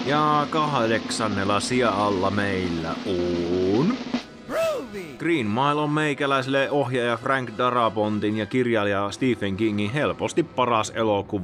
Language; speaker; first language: Finnish; native; Finnish